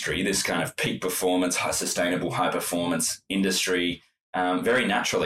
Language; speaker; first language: English; native; English